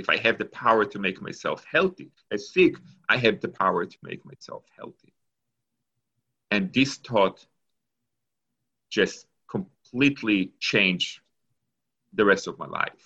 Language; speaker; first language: English; non-native, fluent; Hebrew